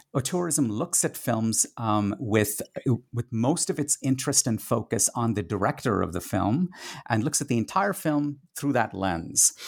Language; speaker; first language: English; non-native, local second language; Tamil